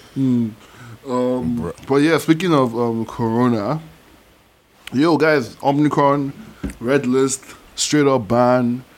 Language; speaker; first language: English; non-native, fluent; Yoruba